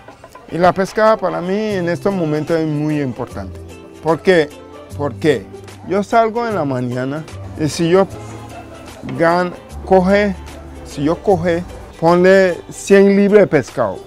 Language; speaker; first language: Spanish; non-native, local second language; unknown